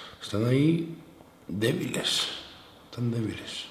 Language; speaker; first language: Spanish; native; Spanish